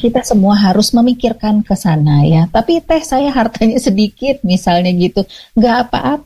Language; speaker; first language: Indonesian; native; Indonesian